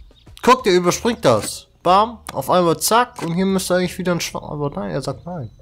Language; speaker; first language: German; native; German